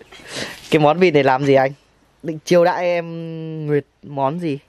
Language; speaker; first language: Vietnamese; native; Vietnamese